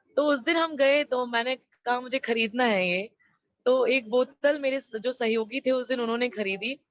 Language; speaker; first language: Hindi; native; Hindi